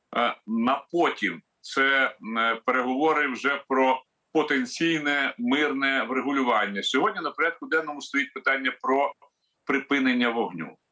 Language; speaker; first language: Ukrainian; native; Ukrainian